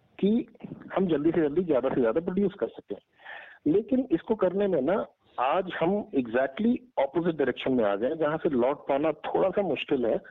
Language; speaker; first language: Hindi; native; Hindi